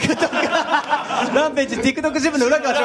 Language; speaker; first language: Japanese; native; Japanese